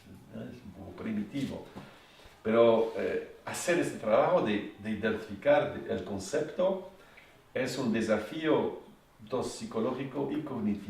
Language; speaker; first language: Spanish; non-native, fluent; French